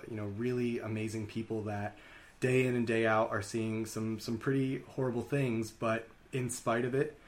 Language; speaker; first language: English; native; English